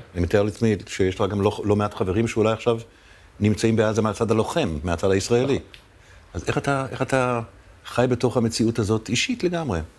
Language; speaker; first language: Hebrew; native; Hebrew